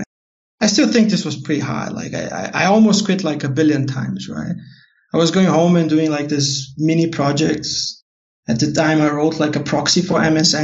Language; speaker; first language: English; non-native, fluent; Portuguese